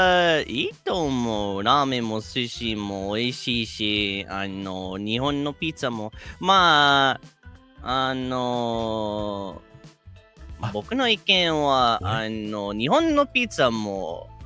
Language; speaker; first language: Japanese; non-native, fluent; English